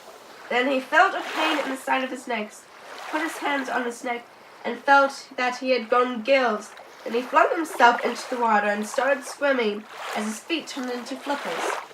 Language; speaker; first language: English; native; English